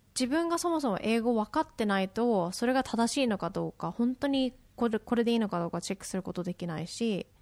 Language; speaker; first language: Japanese; early bilingual, heritage; Japanese